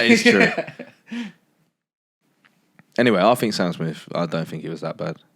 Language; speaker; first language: English; native; English